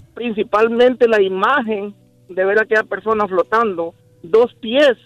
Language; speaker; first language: Spanish; native; Spanish